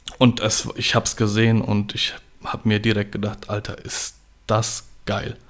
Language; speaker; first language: German; early bilingual, other home language; Polish